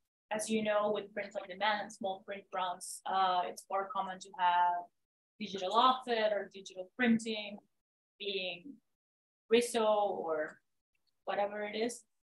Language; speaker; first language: English; non-native, fluent; Spanish